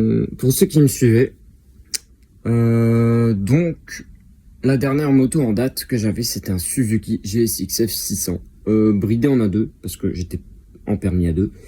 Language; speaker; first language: French; native; French